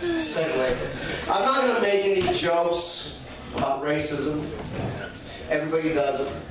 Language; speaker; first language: English; native; English